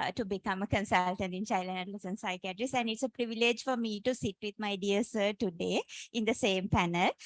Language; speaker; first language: English; non-native, local second language; Sinhala